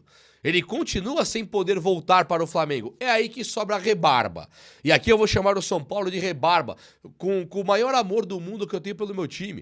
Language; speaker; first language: Portuguese; native; Portuguese